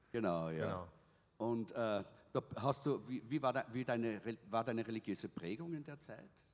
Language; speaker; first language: German; native; German